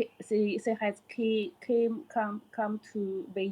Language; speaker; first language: English; non-native, learner; Chinese